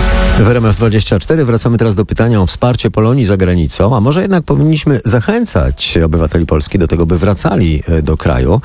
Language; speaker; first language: Polish; native; Polish